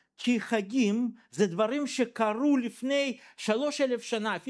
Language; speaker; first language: Hebrew; non-native, fluent; Russian